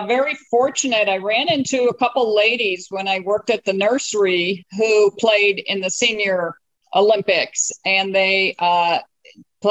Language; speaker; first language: English; native; English